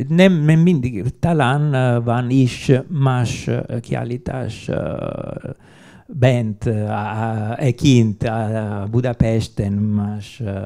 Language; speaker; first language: Hungarian; non-native, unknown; Italian